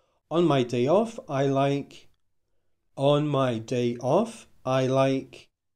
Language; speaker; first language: English; native; English